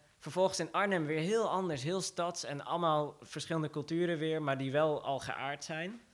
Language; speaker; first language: Dutch; early bilingual, other home language; Assyrian Neo-Aramaic